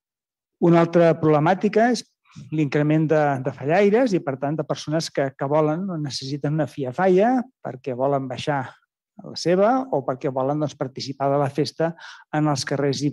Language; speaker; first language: Catalan; native; Catalan